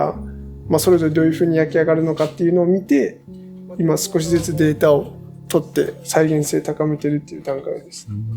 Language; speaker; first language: Japanese; native; Japanese